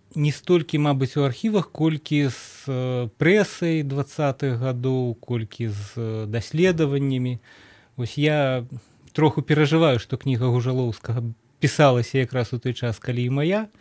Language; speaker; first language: Belarusian; native; Belarusian